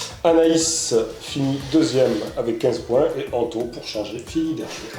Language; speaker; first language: French; native; French